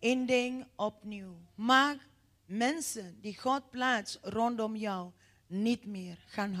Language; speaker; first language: Dutch; non-native, fluent; Indonesian